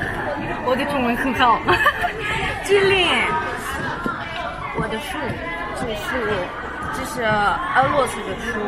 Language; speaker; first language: Chinese; non-native, learner; Russian